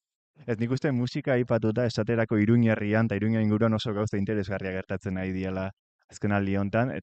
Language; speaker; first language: Basque; native; Basque